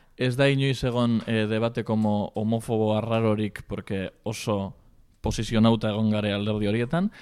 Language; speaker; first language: Basque; non-native, local second language; Spanish